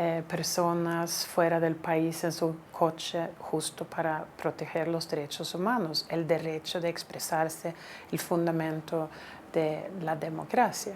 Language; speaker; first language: Spanish; non-native, fluent; Swedish